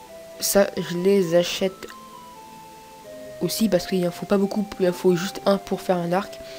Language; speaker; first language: French; native; French